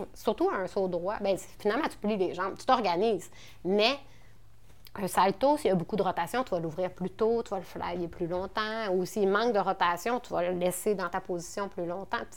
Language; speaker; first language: French; native; French